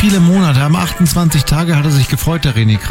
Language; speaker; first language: German; native; German